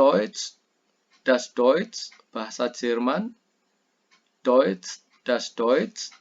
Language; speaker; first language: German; non-native, fluent; Indonesian